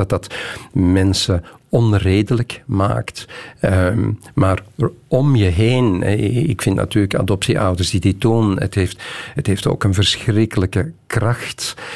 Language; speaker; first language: Dutch; native; Dutch